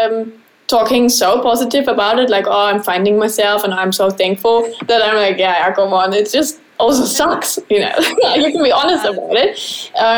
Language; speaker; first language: English; non-native, fluent; German